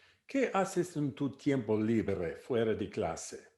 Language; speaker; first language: Spanish; non-native, fluent; English